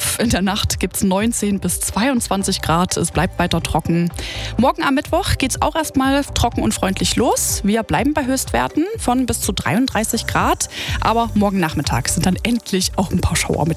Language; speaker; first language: German; native; German